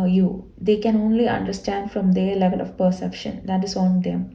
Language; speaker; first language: English; non-native, local second language; Malayalam